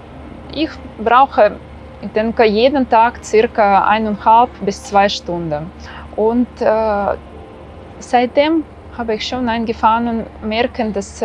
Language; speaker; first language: German; non-native, fluent; Russian